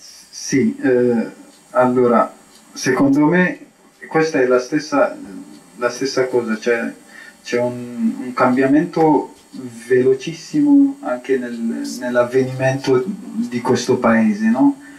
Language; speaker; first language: Italian; non-native, fluent; Amharic